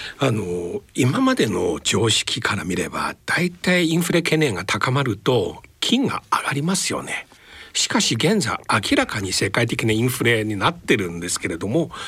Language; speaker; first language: Japanese; non-native, fluent; Chinese